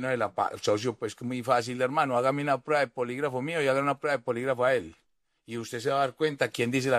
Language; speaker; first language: Spanish; native; Spanish